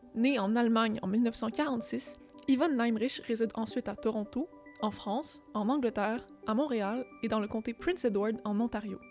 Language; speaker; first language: French; native; French